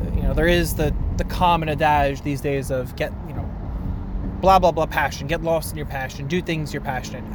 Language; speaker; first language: English; native; English